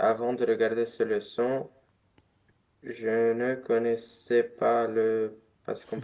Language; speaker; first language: French; non-native, learner; Romanian